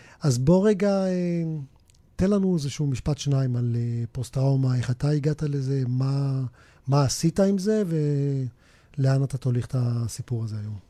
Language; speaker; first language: Hebrew; native; Hebrew